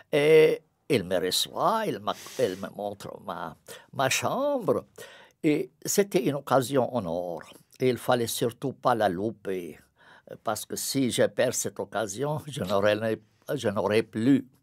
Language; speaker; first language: French; non-native, fluent; Arabic